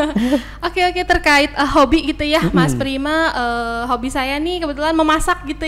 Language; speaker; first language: Indonesian; native; Indonesian